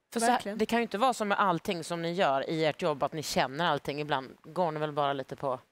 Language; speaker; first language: Swedish; native; Swedish